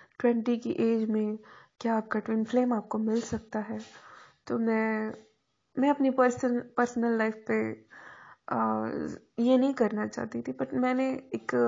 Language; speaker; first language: Hindi; non-native, local second language; Marathi